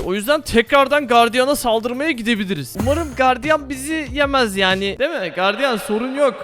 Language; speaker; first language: Turkish; native; Turkish